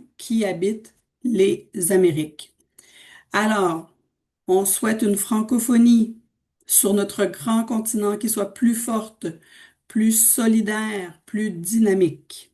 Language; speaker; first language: French; native; French